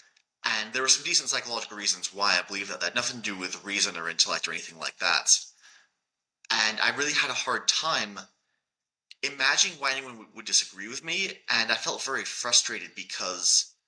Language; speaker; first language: English; native; English